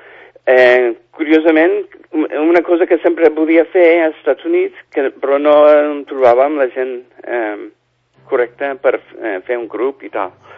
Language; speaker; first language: Catalan; non-native, fluent; English